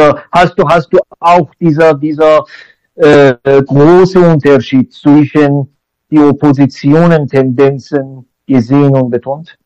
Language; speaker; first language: German; non-native, learner; Persian